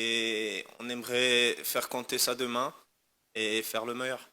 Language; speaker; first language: French; non-native, fluent; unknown